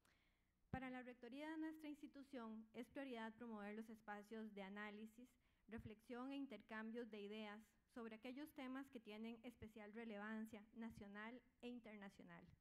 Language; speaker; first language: Spanish; native; Spanish